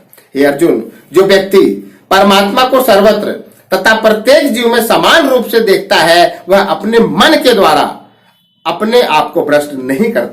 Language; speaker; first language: Hindi; native; Hindi